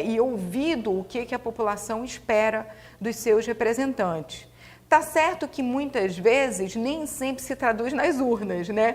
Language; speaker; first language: Portuguese; native; Portuguese